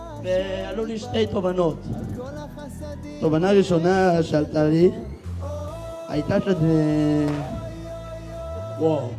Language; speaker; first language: Hebrew; native; Hebrew